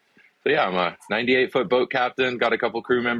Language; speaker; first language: English; early bilingual, other home language; Afrikaans